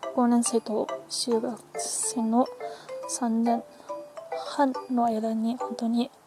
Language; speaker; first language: Japanese; early bilingual, other home language; Chinese